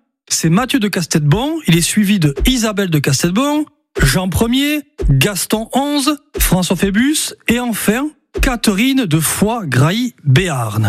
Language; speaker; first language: French; native; French